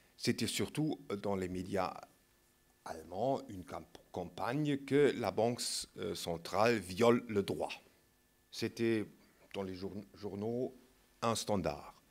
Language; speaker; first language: French; non-native, fluent; German